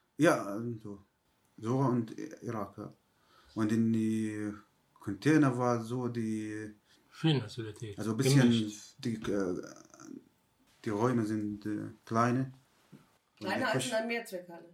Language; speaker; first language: German; non-native, learner; Arabic